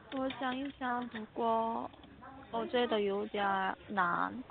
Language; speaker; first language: Chinese; non-native, learner; Korean